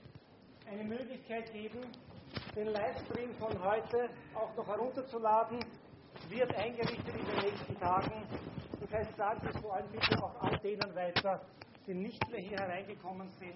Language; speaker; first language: German; native; German